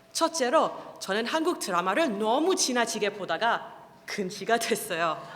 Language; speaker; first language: Korean; non-native, fluent; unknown